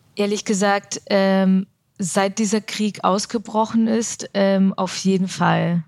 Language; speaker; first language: German; early bilingual, other home language; Russian